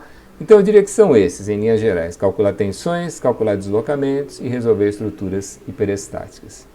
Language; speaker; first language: Portuguese; native; Portuguese